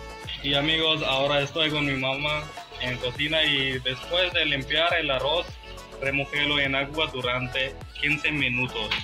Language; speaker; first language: Spanish; non-native, learner; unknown